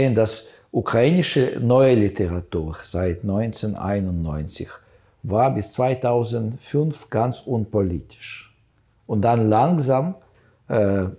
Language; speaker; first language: German; non-native, fluent; Ukrainian